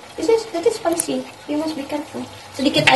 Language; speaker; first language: English; non-native, learner; Indonesian